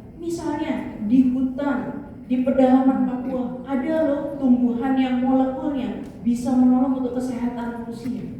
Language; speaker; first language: Indonesian; native; Indonesian